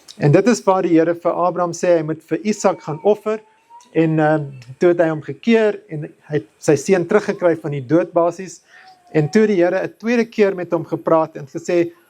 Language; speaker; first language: Afrikaans; non-native, local second language; English